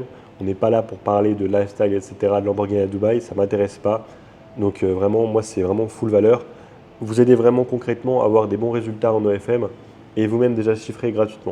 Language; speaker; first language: French; native; French